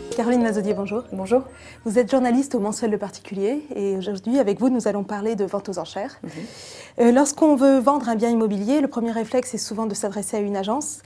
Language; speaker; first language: French; native; French